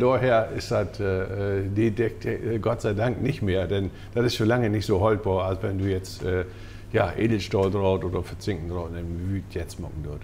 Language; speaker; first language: German; native; German